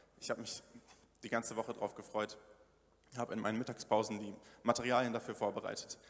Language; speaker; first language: German; native; German